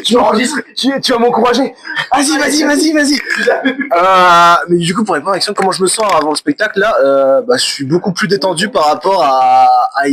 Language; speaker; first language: French; native; French